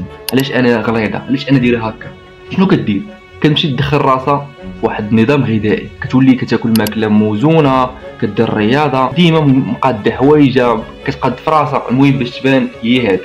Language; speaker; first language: Arabic; native; Arabic